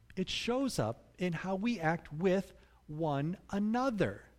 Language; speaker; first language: English; native; English